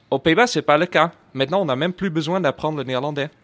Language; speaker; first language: French; non-native, fluent; Dutch